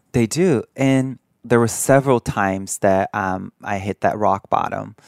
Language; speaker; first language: English; early bilingual, other home language; Portuguese